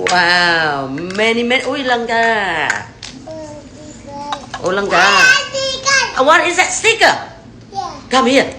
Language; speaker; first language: English; non-native, learner; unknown